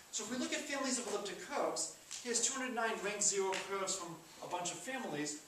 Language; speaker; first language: English; native; English